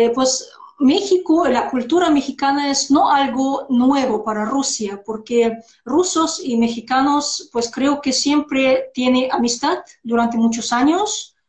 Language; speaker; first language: Spanish; non-native, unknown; Russian